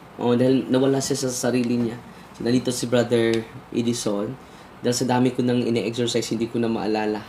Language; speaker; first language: Filipino; non-native, local second language; Cebuano